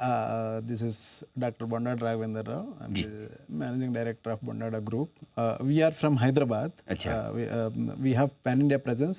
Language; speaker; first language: English; non-native, local second language; Telugu